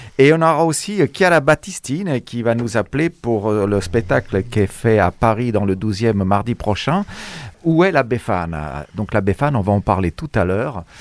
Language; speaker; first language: French; native; French